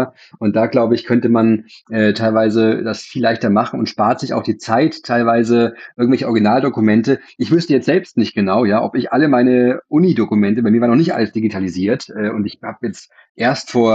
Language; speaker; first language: German; native; German